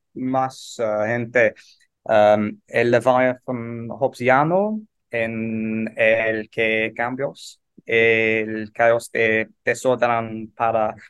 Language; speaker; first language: Spanish; non-native, learner; English